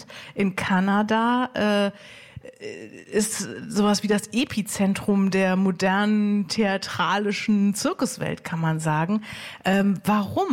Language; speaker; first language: German; native; German